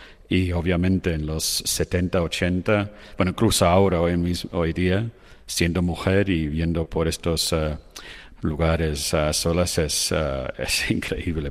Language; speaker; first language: Spanish; non-native, fluent; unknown